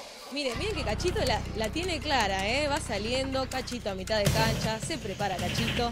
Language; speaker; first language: Spanish; native; Spanish